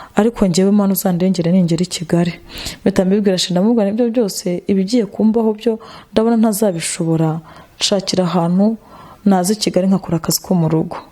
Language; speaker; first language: Kinyarwanda; native; Kinyarwanda